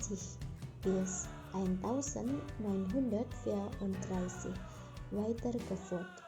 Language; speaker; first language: German; non-native, learner; Indonesian